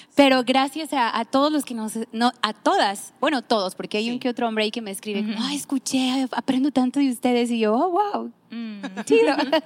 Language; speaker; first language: Spanish; native; Spanish